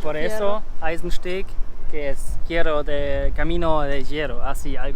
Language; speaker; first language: Spanish; non-native, learner; German